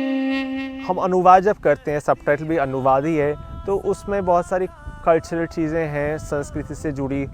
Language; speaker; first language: Hindi; non-native, fluent; Hungarian